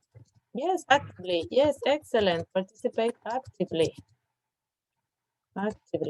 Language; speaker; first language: English; non-native, fluent; Spanish